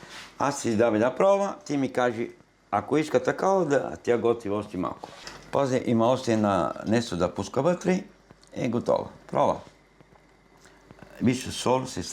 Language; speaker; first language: Bulgarian; non-native, learner; Italian